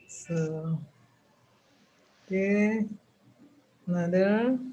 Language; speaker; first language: English; non-native, local second language; Indonesian